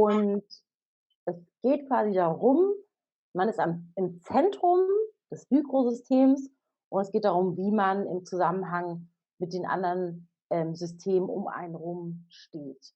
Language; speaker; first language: German; native; German